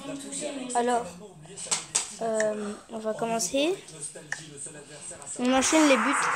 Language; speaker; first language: French; native; French